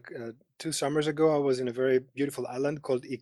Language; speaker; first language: English; non-native, fluent; Greek